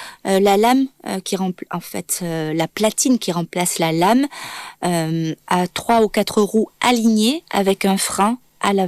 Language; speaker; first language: French; native; French